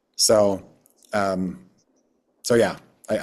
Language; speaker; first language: English; native; English